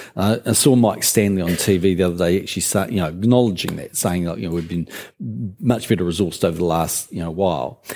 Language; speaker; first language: English; native; English